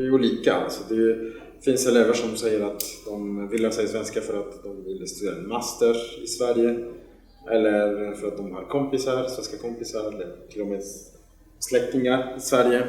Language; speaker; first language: Swedish; non-native, fluent; Spanish